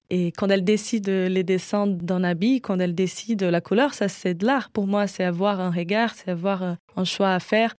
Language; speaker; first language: French; non-native, fluent; Portuguese